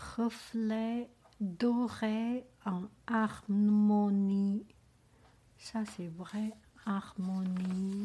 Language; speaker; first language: French; non-native, learner; Chinese